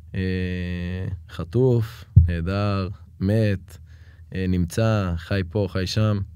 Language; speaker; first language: Hebrew; native; Hebrew